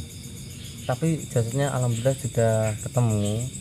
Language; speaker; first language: Indonesian; native; Indonesian